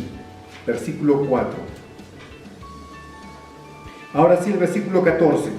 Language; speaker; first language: Spanish; native; Spanish